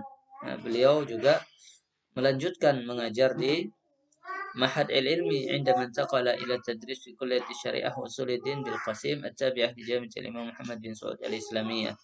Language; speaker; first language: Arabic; non-native, fluent; Indonesian